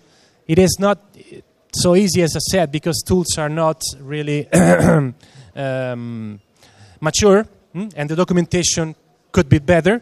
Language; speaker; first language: English; non-native, fluent; Italian